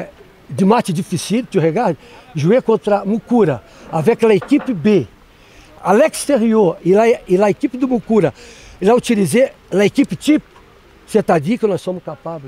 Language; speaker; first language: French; non-native, learner; Portuguese